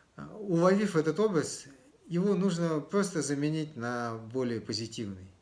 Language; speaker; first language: Russian; native; Russian